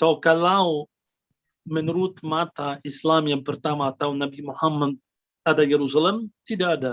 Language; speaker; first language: Indonesian; non-native, fluent; Arabic